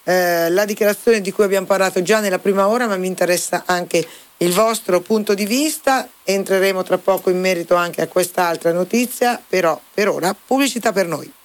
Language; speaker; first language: Italian; native; Italian